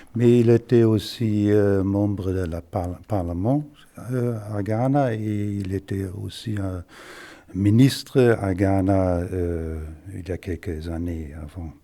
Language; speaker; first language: French; non-native, fluent; German